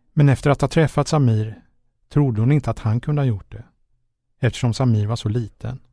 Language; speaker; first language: Swedish; native; Swedish